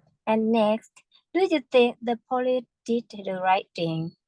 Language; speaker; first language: English; non-native, fluent; Thai